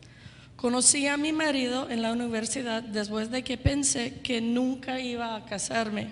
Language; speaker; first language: Spanish; non-native, fluent; English